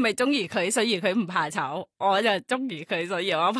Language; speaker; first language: Cantonese; non-native, learner; Thai